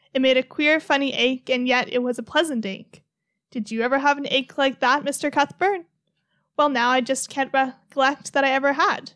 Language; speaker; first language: English; native; English